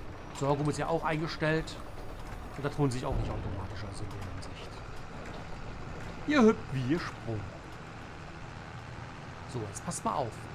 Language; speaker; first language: German; native; German